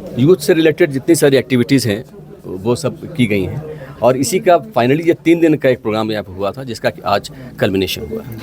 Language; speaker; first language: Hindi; native; Hindi